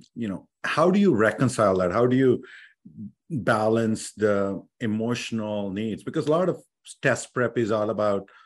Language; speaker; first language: English; non-native, local second language; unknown